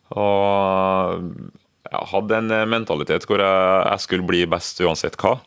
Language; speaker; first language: Norwegian; early bilingual, other home language; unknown